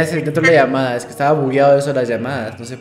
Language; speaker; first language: Spanish; native; Spanish